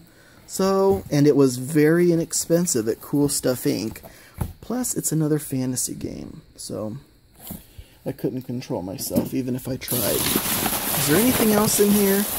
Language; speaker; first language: English; native; English